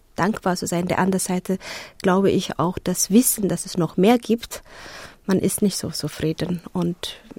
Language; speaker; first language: German; non-native, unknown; Amharic